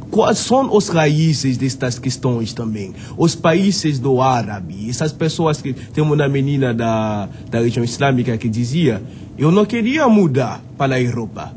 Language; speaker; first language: Portuguese; non-native, fluent; Haitian Creole